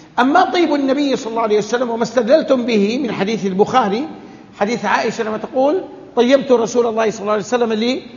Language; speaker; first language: Arabic; native; Arabic